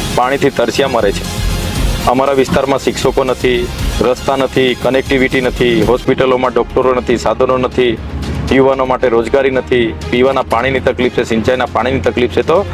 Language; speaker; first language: Gujarati; non-native, local second language; Vasavi